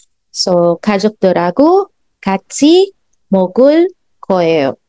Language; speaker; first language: Korean; non-native, fluent; Filipino